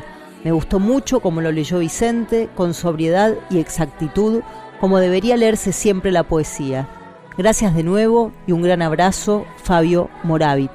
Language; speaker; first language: Spanish; native; Spanish